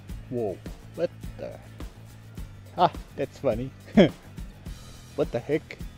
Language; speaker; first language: English; non-native, learner; Portuguese